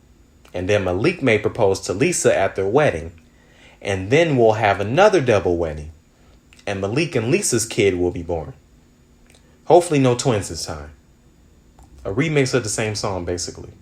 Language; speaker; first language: English; native; English